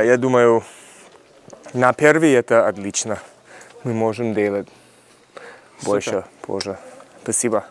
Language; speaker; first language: Russian; non-native, learner; English